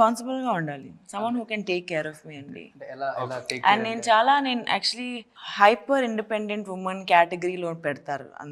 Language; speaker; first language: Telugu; non-native, local second language; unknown